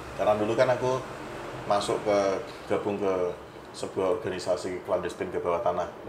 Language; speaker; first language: Indonesian; native; Indonesian